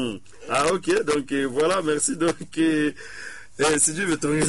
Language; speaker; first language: French; non-native, local second language; Swahili